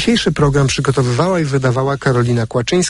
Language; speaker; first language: Polish; native; Polish